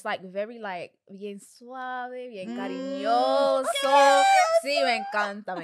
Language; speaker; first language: Spanish; non-native, learner; English